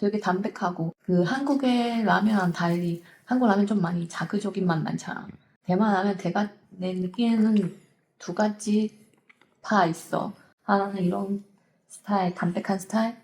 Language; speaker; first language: Korean; non-native, fluent; Chinese